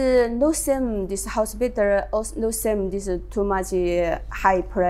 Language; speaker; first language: English; non-native, learner; Chinese